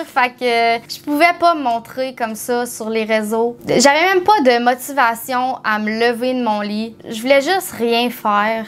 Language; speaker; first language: French; native; French